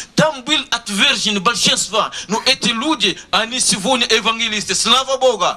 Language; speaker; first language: Russian; non-native, learner; Lingala